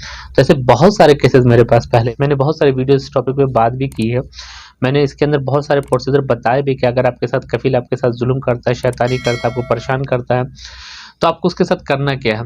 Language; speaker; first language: Hindi; native; Hindi